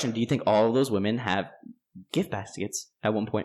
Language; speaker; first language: English; native; English